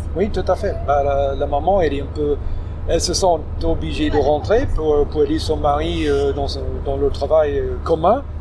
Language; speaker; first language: French; non-native, fluent; English